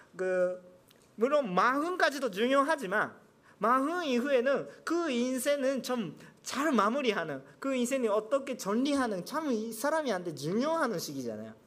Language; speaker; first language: Korean; non-native, fluent; Japanese